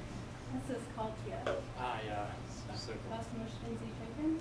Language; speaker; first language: German; non-native, learner; English